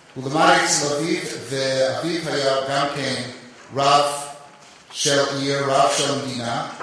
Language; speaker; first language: Hebrew; non-native, fluent; English